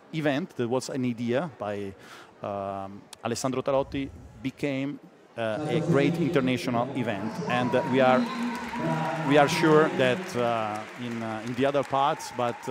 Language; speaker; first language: English; non-native, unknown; Italian